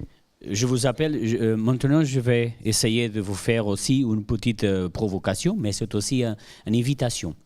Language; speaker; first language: French; non-native, fluent; Portuguese